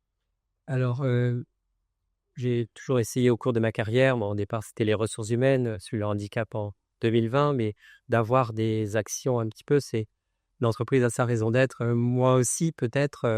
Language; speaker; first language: French; native; French